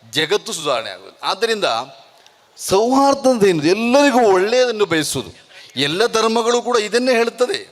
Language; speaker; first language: Kannada; non-native, local second language; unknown